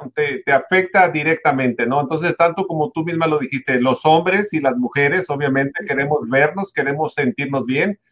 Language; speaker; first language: Spanish; native; Spanish